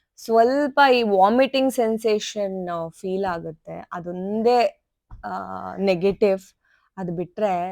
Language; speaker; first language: Kannada; non-native, local second language; Konkani